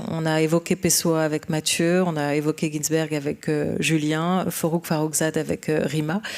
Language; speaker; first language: French; native; French